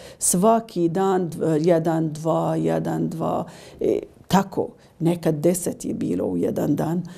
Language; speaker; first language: Serbian; non-native, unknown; Arabic